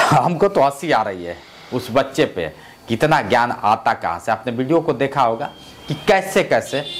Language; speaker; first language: Hindi; native; Hindi